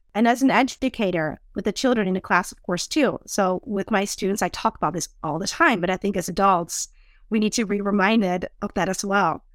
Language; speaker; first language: English; non-native, fluent; Dutch